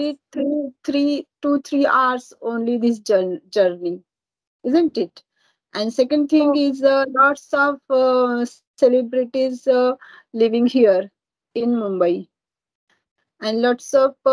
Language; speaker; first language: English; non-native, learner; Marathi